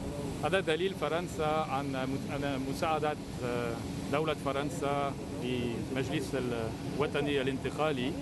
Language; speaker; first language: Arabic; non-native, fluent; French